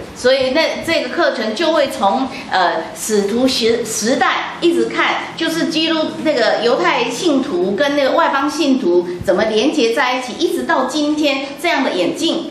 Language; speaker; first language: Chinese; native; Chinese